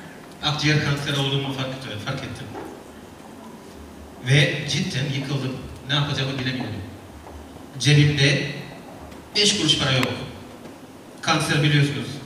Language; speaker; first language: Turkish; non-native, fluent; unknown